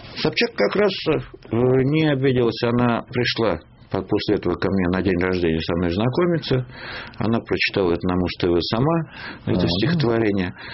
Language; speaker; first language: Russian; native; Russian